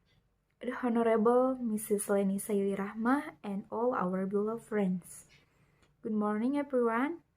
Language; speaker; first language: English; non-native, learner; Indonesian